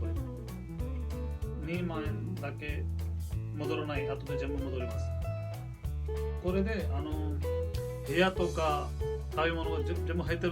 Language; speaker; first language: Japanese; non-native, fluent; Hindi